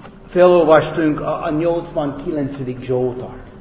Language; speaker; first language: Hungarian; non-native, fluent; English